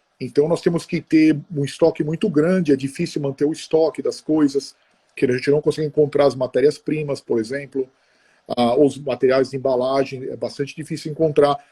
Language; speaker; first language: Portuguese; non-native, fluent; Italian